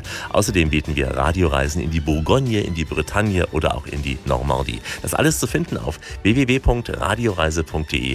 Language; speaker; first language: German; native; German